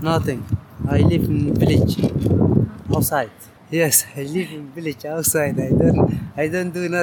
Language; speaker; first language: English; non-native, learner; Arabic